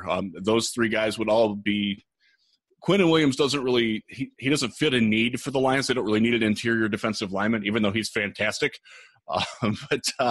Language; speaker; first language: English; native; English